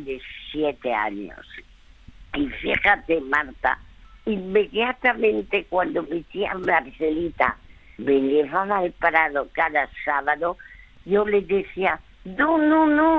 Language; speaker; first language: Spanish; early bilingual, other home language; French